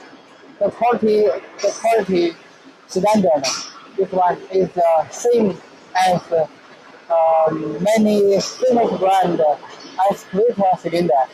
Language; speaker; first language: English; non-native, learner; Chinese